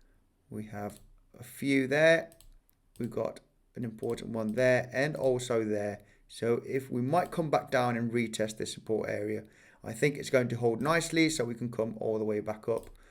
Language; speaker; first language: English; native; English